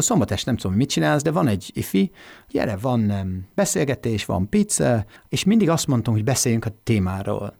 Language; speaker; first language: Hungarian; non-native, fluent; English